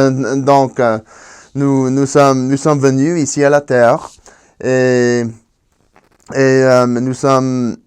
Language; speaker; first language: French; non-native, fluent; Spanish